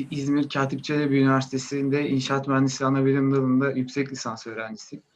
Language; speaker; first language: Turkish; native; Turkish